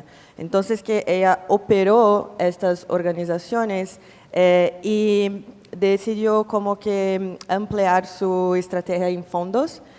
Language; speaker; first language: Spanish; non-native, fluent; Portuguese